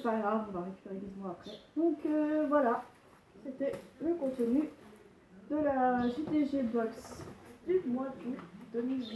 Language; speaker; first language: French; native; French